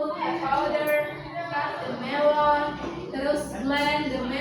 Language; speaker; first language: English; non-native, learner; Indonesian